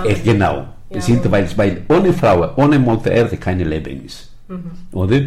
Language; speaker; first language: German; non-native, learner; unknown